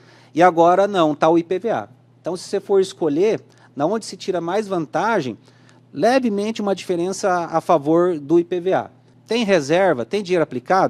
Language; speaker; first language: Portuguese; native; Portuguese